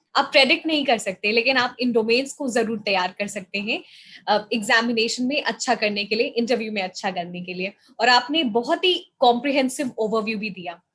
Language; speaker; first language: Hindi; native; Hindi